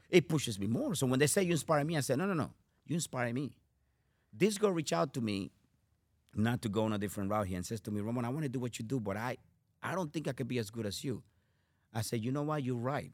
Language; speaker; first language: English; non-native, fluent; Spanish